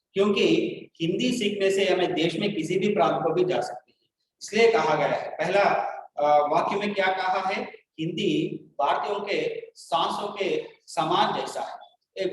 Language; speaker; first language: Hindi; non-native, local second language; Telugu